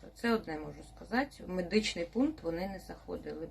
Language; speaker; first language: Ukrainian; non-native, fluent; Russian